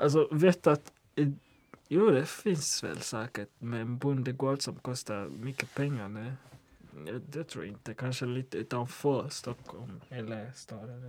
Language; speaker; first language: Swedish; non-native, local second language; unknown